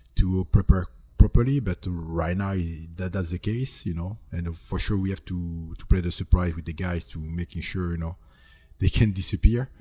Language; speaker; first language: English; non-native, fluent; French